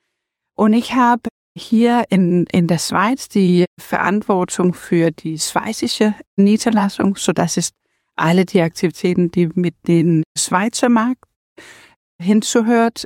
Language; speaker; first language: German; non-native, learner; Danish